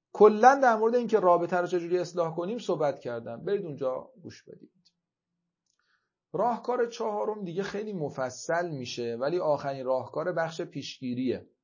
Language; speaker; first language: Persian; native; Persian